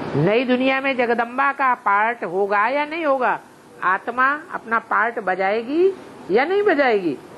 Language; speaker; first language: Hindi; native; Hindi